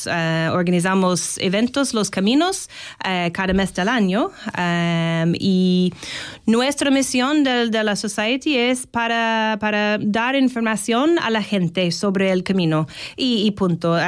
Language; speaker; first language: Spanish; non-native, learner; English